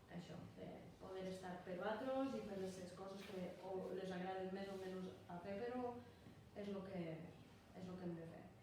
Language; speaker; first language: Catalan; non-native, fluent; Polish